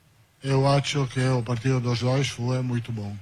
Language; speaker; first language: Portuguese; non-native, learner; Italian